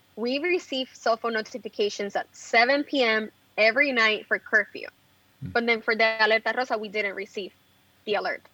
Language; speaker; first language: English; non-native, fluent; Spanish